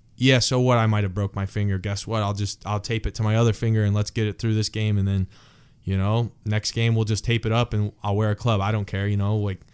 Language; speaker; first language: English; native; English